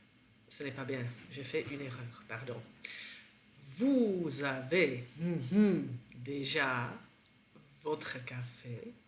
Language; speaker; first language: French; non-native, fluent; Czech